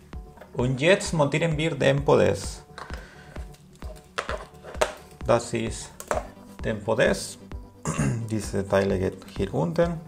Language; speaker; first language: German; non-native, learner; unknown